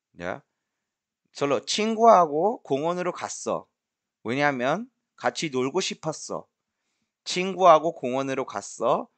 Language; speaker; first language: Korean; non-native, fluent; Spanish